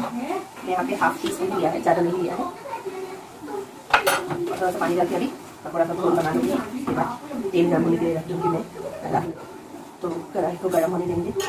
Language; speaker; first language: Hindi; native; Hindi